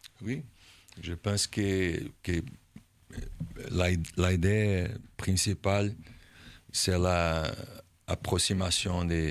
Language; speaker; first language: French; non-native, learner; Portuguese